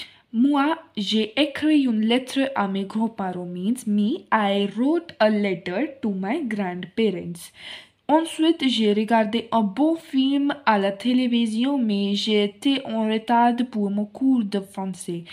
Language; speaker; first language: French; non-native, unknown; Hindi